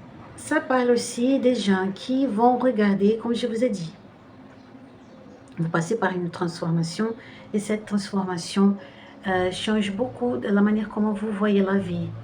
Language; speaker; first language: French; non-native, fluent; Portuguese